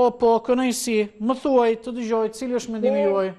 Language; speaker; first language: Albanian; native; Albanian